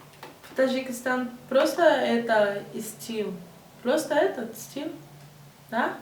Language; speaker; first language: Russian; non-native, learner; Portuguese